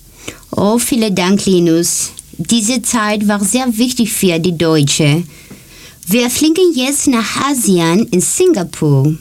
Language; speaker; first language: German; non-native, learner; Greek